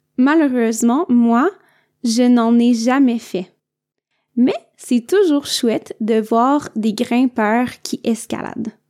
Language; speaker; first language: French; native; French